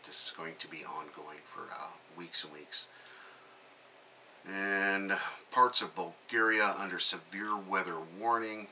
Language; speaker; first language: English; native; English